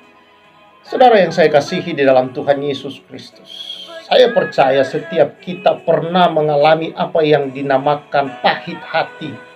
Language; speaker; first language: Indonesian; native; Indonesian